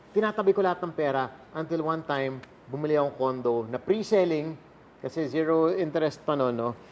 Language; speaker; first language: Filipino; native; Filipino